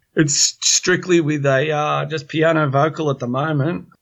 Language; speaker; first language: English; native; English